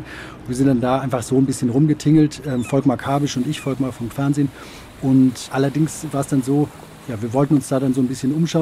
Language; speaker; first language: German; native; German